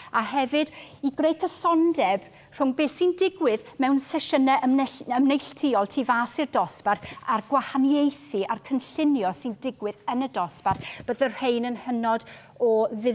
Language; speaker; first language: Welsh; native; Welsh